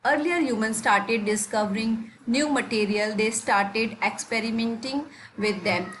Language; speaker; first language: English; non-native, local second language; Hindi